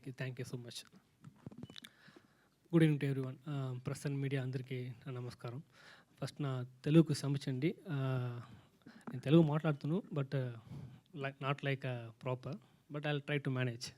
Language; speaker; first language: Telugu; non-native, learner; Tamil